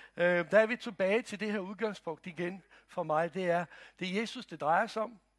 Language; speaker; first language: Danish; non-native, fluent; Croatian